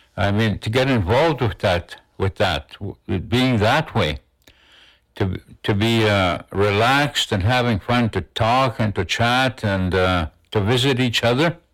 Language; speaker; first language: English; non-native, local second language; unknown